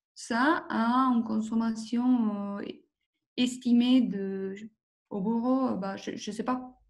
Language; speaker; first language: French; non-native, fluent; Spanish